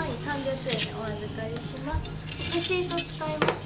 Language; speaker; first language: Japanese; native; Japanese